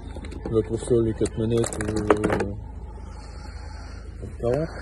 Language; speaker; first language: French; native; French